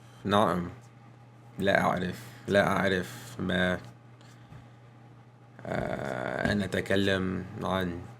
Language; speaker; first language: Arabic; non-native, learner; English